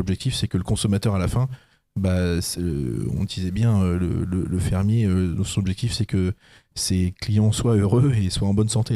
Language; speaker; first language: French; native; French